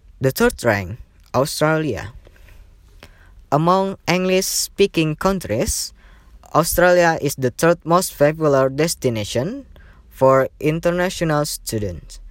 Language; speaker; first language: English; non-native, learner; Indonesian